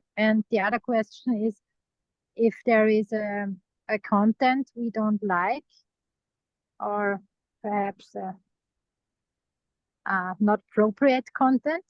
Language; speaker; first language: English; non-native, fluent; German